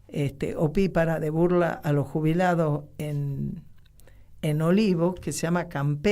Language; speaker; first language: Spanish; native; Spanish